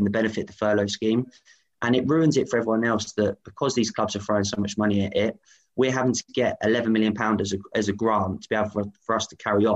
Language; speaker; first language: English; native; English